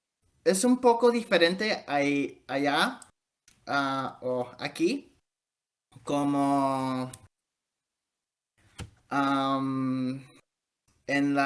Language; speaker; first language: Spanish; early bilingual, heritage; Spanish